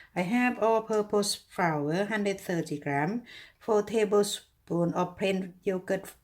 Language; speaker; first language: English; non-native, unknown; Thai